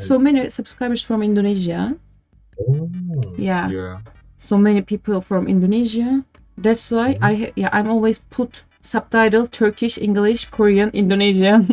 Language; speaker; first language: English; non-native, learner; Turkish